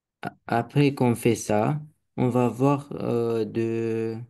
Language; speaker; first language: French; non-native, learner; Romanian